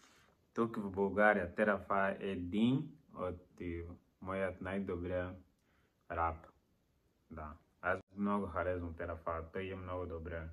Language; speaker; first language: Bulgarian; non-native, learner; Portuguese